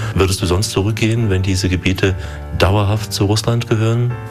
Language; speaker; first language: German; native; German